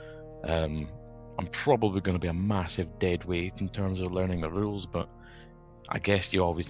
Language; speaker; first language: English; native; English